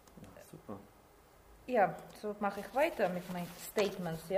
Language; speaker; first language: German; non-native, learner; Russian